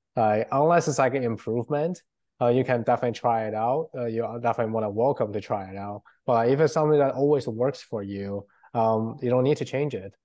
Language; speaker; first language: English; non-native, fluent; Chinese